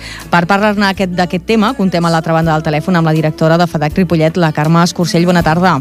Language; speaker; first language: Catalan; native; Catalan